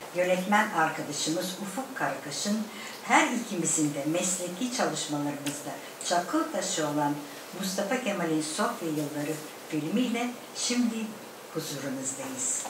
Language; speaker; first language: Turkish; native; Turkish